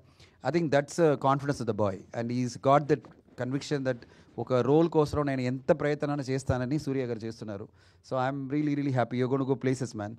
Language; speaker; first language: Telugu; non-native, fluent; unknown